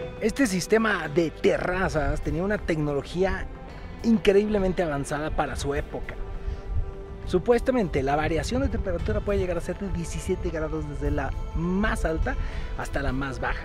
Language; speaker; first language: Spanish; native; Spanish